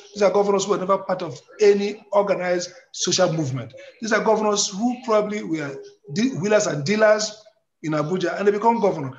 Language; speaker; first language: English; non-native, local second language; Igbo